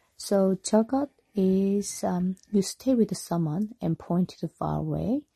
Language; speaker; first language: English; non-native, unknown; Korean